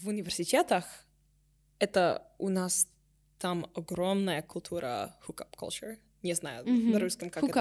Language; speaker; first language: Russian; non-native, learner; English